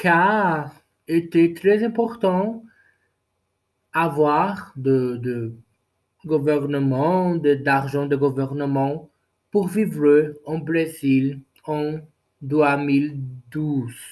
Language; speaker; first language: French; non-native, learner; Portuguese